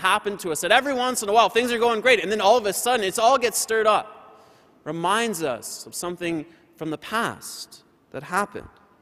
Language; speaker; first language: English; native; English